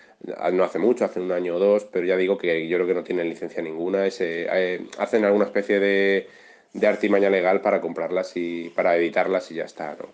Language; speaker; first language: Spanish; native; Spanish